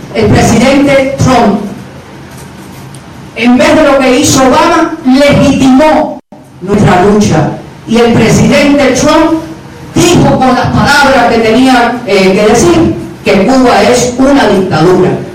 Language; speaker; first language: Spanish; native; Spanish